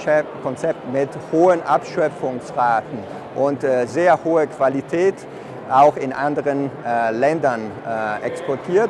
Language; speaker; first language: German; non-native, fluent; Italian